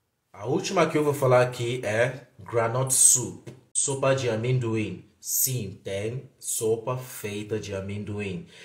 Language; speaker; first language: Portuguese; non-native, fluent; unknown